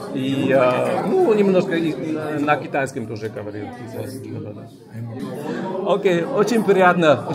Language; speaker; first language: Russian; non-native, learner; Vietnamese